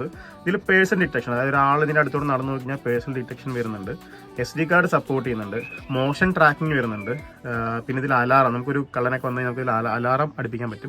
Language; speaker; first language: Malayalam; native; Malayalam